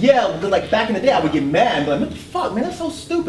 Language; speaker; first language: English; native; English